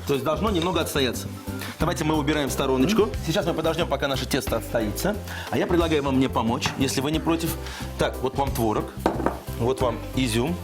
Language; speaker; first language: Russian; native; Russian